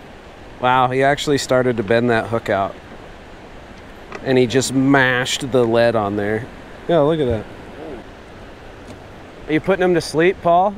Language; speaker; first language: English; native; English